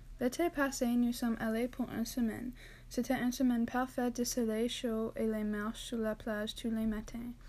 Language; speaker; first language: French; non-native, learner; English